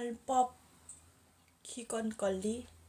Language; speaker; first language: Korean; non-native, learner; Thai